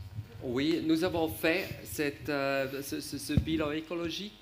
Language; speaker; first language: French; non-native, learner; German